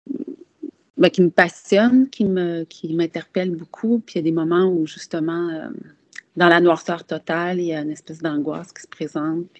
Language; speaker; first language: French; native; French